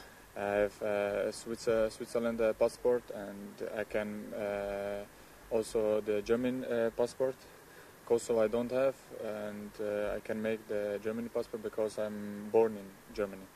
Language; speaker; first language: English; non-native, learner; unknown